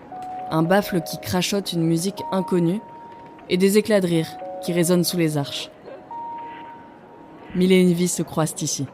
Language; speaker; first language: French; native; French